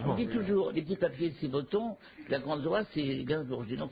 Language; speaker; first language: French; native; French